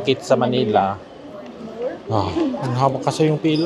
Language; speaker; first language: Filipino; non-native, learner; Korean